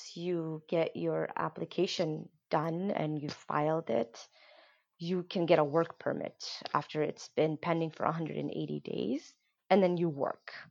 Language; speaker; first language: English; non-native, local second language; Somali